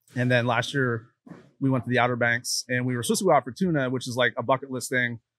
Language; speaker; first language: English; native; English